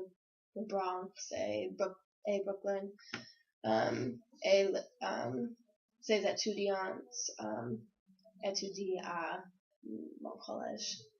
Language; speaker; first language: French; non-native, learner; English